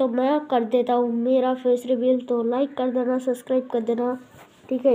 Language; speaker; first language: Hindi; non-native, local second language; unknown